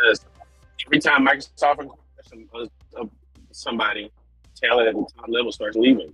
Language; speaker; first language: English; native; English